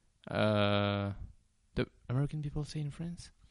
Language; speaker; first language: English; non-native, learner; French